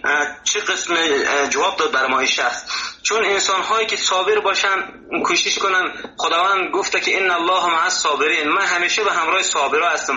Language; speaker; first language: Persian; native; Persian